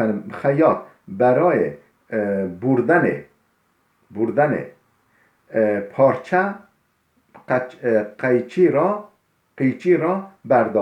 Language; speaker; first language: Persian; non-native, fluent; Turkish